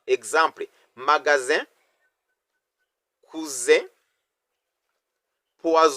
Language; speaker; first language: French; non-native, local second language; Kinyarwanda